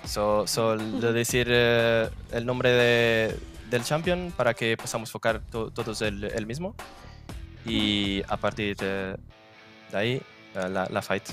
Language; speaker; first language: Spanish; non-native, learner; Portuguese